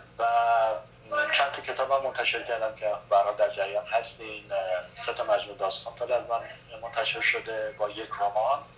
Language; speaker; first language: Persian; non-native, local second language; Kurdish